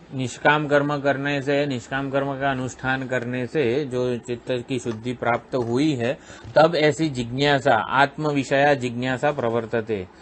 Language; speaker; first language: Hindi; non-native, local second language; Gujarati